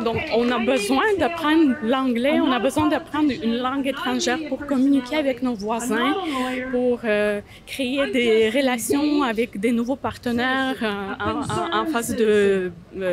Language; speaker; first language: French; native; French